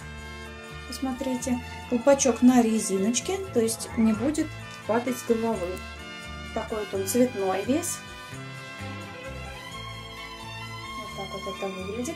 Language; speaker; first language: Russian; native; Russian